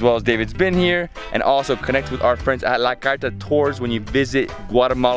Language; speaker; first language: English; native; English